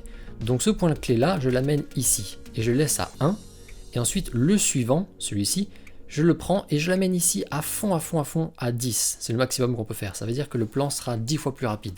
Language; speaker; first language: French; native; French